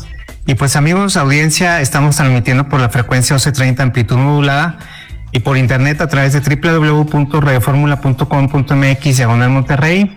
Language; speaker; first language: Spanish; native; Spanish